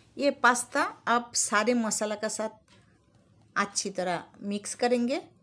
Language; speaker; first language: Hindi; non-native, local second language; Bangla